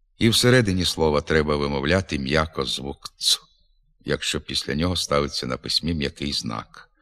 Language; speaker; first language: Ukrainian; native; Ukrainian